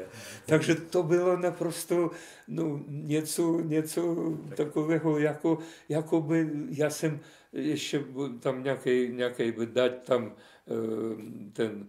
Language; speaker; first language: Czech; non-native, fluent; Russian